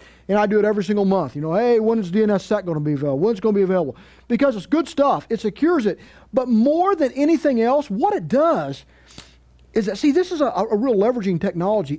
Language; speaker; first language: English; native; English